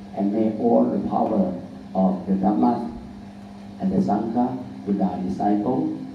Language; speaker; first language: English; non-native, fluent; Thai